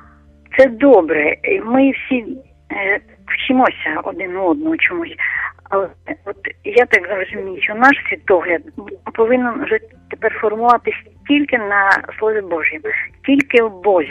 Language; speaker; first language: Ukrainian; non-native, local second language; Russian